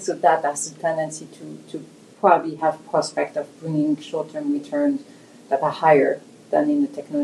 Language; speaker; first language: English; non-native, fluent; French